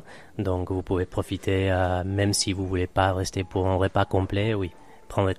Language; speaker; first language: French; non-native, fluent; Spanish